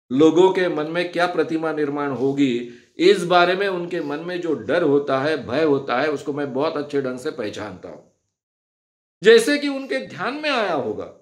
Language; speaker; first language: Hindi; non-native, local second language; Marathi